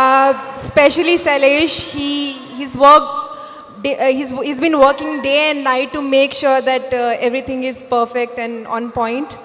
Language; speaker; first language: Telugu; non-native, local second language; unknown